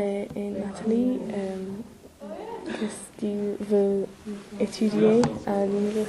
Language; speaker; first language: French; non-native, learner; English